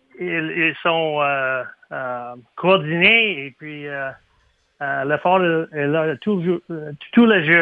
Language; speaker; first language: French; non-native, learner; English